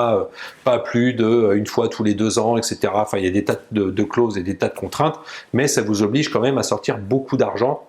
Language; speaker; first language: French; native; French